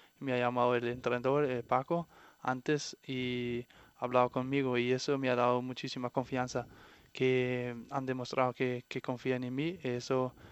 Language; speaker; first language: Spanish; non-native, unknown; Danish